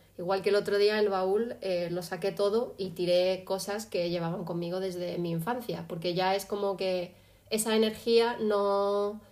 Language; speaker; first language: Spanish; early bilingual, other home language; English